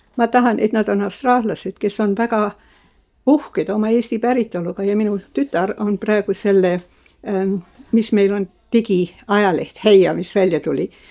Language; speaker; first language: Estonian; early bilingual, heritage; Estonian